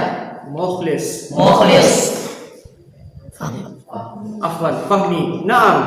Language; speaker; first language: Arabic; non-native, fluent; Indonesian